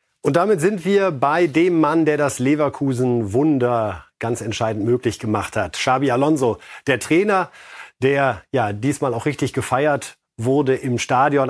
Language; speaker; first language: German; native; German